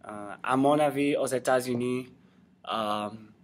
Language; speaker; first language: French; non-native, learner; English